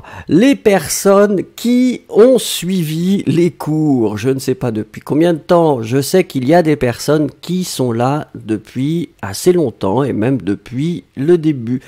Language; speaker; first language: French; native; French